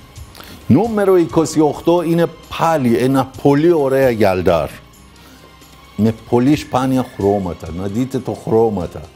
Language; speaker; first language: Greek; non-native, fluent; Persian